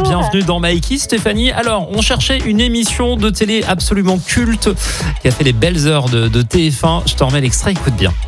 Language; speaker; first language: French; native; French